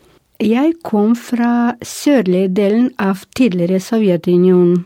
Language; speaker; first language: Norwegian; non-native, fluent; Russian